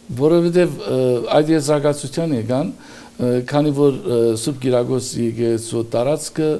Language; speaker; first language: Armenian; early bilingual, heritage; Armenian